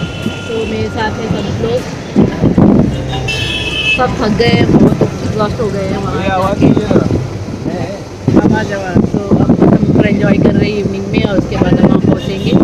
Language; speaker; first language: Hindi; native; Hindi